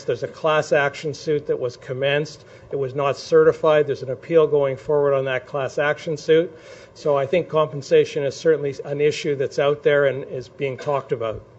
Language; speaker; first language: English; native; English